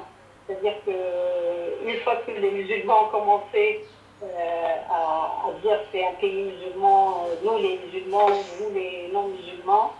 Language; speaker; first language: French; non-native, fluent; Arabic